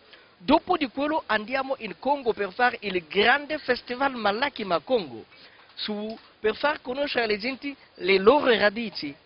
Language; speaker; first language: Italian; non-native, fluent; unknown